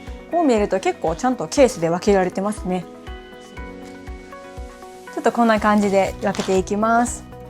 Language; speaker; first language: Japanese; native; Japanese